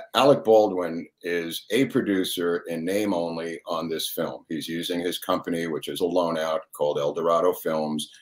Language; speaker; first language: English; native; English